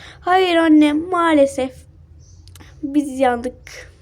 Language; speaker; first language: Turkish; early bilingual, other home language; Arabic